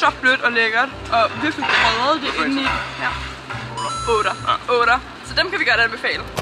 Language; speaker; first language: Danish; native; Danish